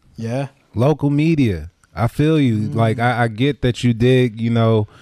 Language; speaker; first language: English; native; English